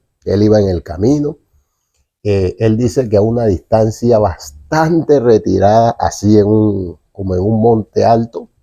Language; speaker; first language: Spanish; native; Spanish